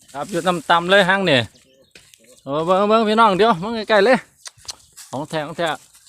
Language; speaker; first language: Thai; native; Thai